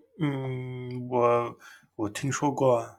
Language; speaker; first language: Chinese; non-native, fluent; English